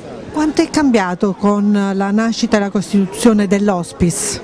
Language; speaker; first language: Italian; native; Italian